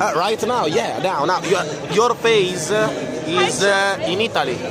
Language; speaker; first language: English; non-native, learner; Italian